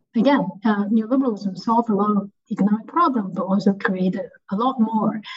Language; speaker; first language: English; non-native, local second language; Cantonese